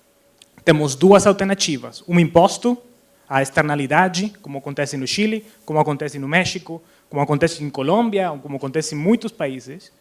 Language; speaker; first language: Portuguese; non-native, fluent; Spanish